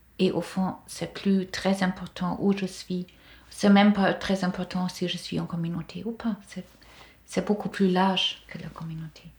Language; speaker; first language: French; non-native, fluent; German